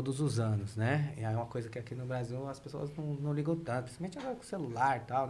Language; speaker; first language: Portuguese; native; Portuguese